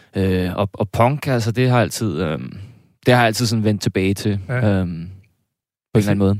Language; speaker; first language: Danish; native; Danish